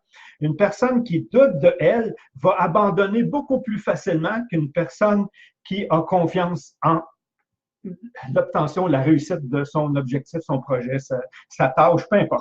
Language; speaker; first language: French; native; French